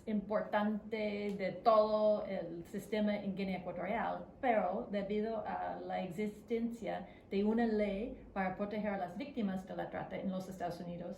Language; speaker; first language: Spanish; non-native, fluent; English